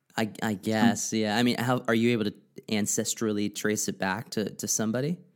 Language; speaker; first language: English; native; English